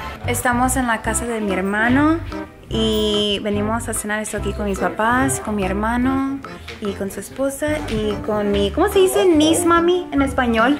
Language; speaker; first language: Spanish; early bilingual, heritage; Spanish